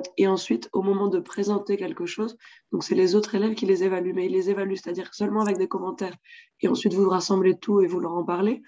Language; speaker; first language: French; native; French